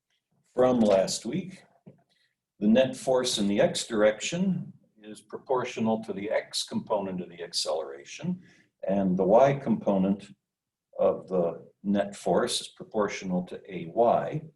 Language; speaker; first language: English; native; English